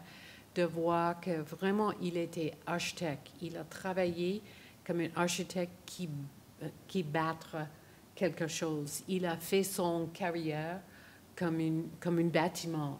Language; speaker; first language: French; non-native, fluent; English